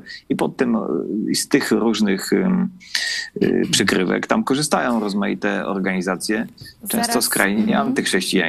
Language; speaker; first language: Polish; native; Polish